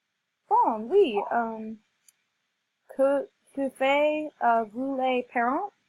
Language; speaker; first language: French; non-native, learner; English